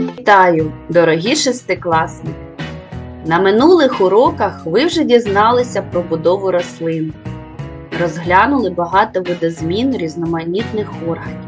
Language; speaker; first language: Ukrainian; native; Ukrainian